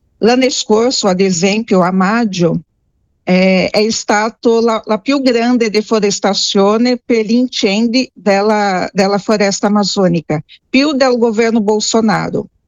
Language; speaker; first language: Italian; non-native, fluent; Portuguese